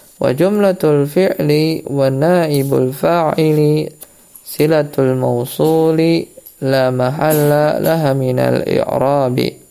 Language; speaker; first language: Arabic; non-native, fluent; Indonesian